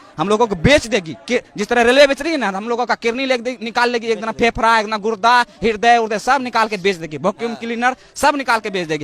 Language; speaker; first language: Hindi; native; Hindi